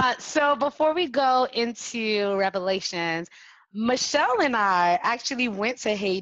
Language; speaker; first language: English; early bilingual, other home language; French